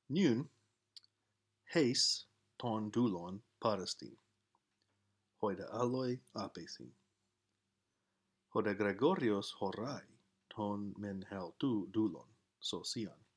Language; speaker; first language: Greek; non-native, fluent; English